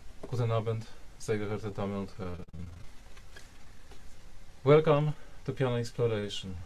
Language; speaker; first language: German; non-native, fluent; Polish